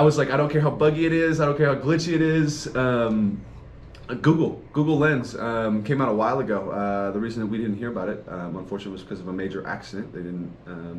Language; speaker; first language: English; native; English